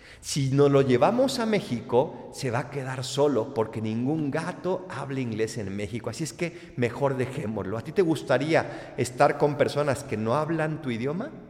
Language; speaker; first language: Spanish; native; Spanish